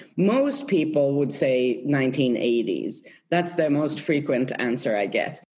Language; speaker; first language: English; non-native, fluent; Swedish